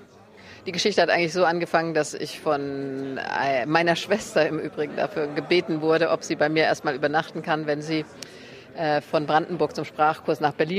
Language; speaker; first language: German; native; German